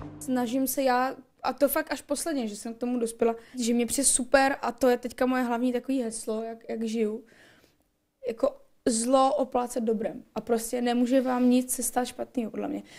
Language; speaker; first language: Czech; non-native, local second language; Polish